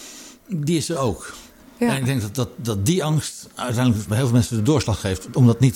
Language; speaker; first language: Dutch; native; Dutch